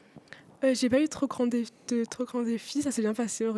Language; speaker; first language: French; non-native, local second language; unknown